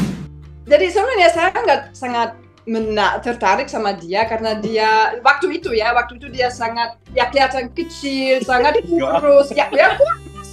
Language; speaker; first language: Indonesian; non-native, fluent; German